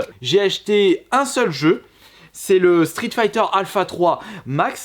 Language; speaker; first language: French; native; French